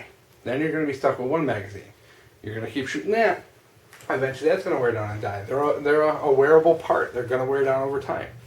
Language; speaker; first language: English; native; English